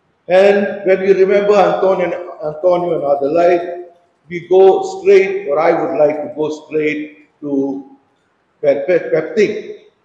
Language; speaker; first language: English; non-native, local second language; Konkani